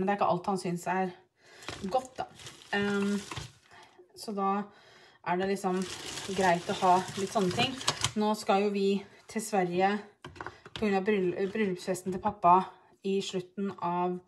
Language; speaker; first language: Norwegian; native; Norwegian